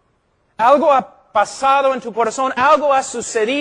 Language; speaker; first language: Spanish; non-native, fluent; English